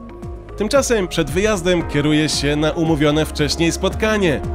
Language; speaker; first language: Polish; native; Polish